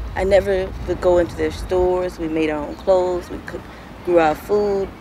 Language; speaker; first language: English; native; English